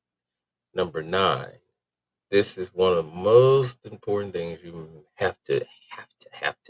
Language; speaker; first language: English; native; English